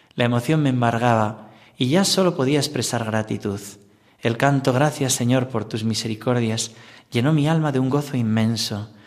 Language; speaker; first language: Spanish; native; Spanish